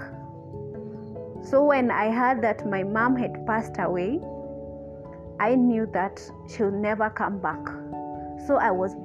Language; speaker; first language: English; non-native, local second language; Kikuyu